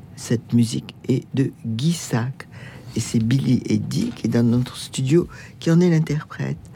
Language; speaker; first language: French; native; French